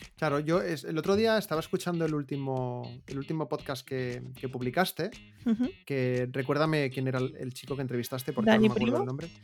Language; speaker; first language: Spanish; native; Spanish